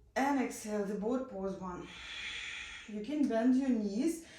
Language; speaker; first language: English; non-native, learner; Ukrainian